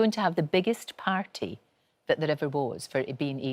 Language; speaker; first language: English; native; English